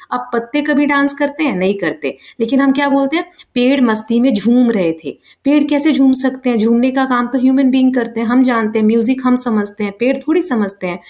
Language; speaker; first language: Hindi; native; Hindi